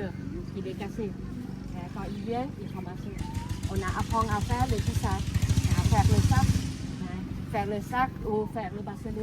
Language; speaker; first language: French; non-native, learner; Thai